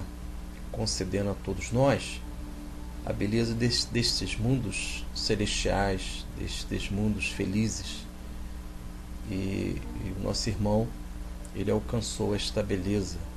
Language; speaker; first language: Portuguese; native; Portuguese